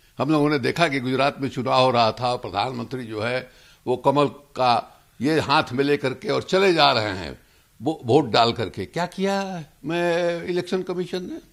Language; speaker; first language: Hindi; native; Hindi